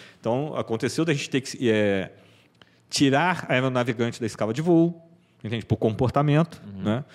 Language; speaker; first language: Portuguese; native; Portuguese